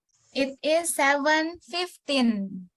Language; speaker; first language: English; non-native, learner; Indonesian